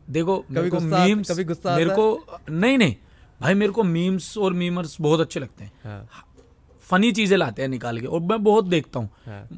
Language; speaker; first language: Hindi; native; Hindi